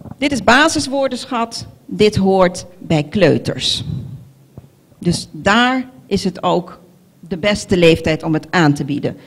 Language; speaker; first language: Dutch; non-native, local second language; Papiamento